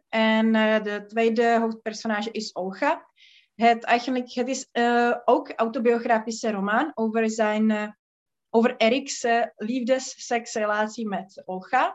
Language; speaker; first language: Dutch; non-native, learner; Czech